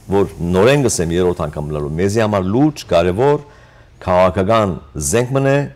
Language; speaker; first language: Armenian; native; Armenian